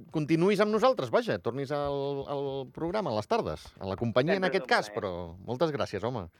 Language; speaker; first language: Catalan; native; Catalan